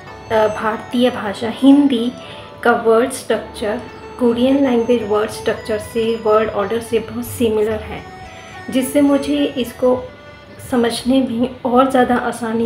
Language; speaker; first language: Hindi; native; Hindi